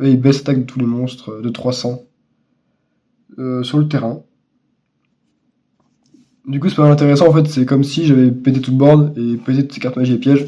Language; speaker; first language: French; native; French